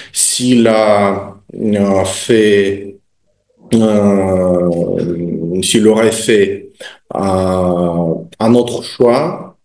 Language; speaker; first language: French; non-native, fluent; Russian